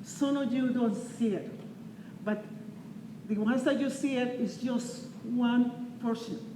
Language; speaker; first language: English; non-native, fluent; Spanish